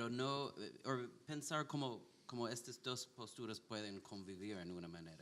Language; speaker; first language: Spanish; non-native, learner; English